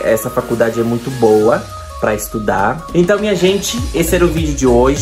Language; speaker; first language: Portuguese; non-native, fluent; Spanish